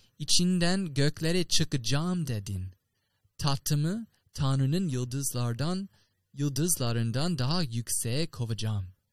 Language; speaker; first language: Turkish; non-native, learner; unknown